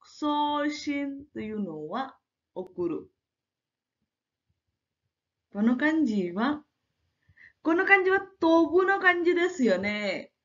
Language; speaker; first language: Japanese; non-native, fluent; Marathi